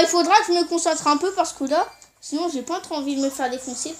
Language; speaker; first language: French; native; French